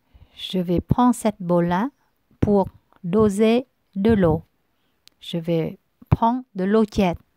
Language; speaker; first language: French; non-native, learner; Vietnamese